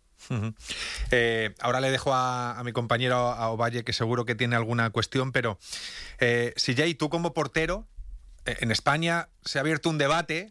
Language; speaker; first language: Spanish; native; Spanish